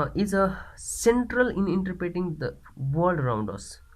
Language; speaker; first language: English; non-native, local second language; Nepali